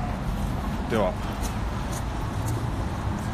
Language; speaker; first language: Japanese; native; Japanese